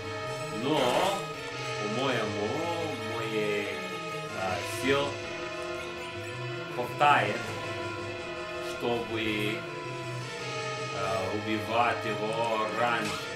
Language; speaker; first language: Russian; non-native, learner; English